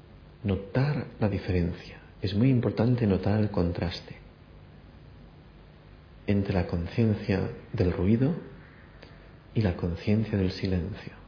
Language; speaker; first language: Spanish; native; Spanish